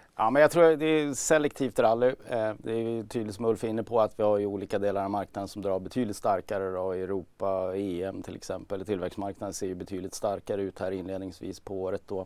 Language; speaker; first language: Swedish; native; Swedish